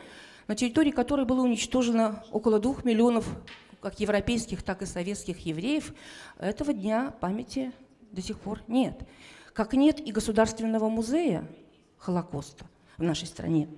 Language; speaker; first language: Russian; native; Russian